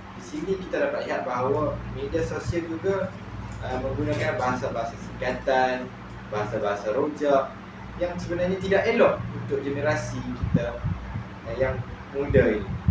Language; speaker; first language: Malay; native; Malay